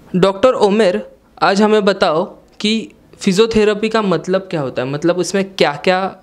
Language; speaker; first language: Hindi; non-native, local second language; Marathi